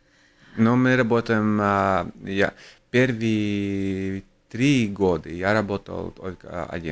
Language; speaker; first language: Russian; non-native, local second language; Latvian